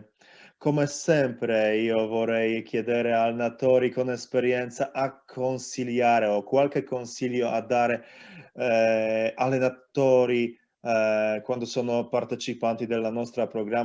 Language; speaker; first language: Italian; non-native, learner; Polish